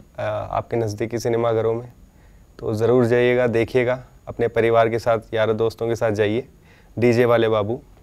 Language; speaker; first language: Hindi; native; Hindi